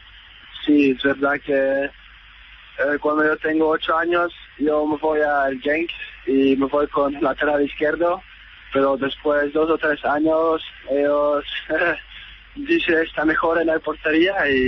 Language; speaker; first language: Spanish; non-native, learner; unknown